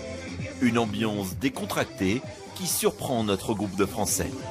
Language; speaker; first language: French; native; French